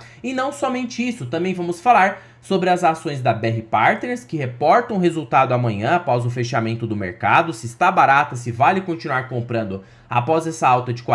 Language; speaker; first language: Portuguese; native; Portuguese